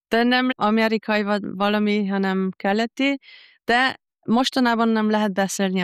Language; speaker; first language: Hungarian; non-native, fluent; German